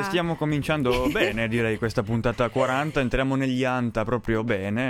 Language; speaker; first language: Italian; native; Italian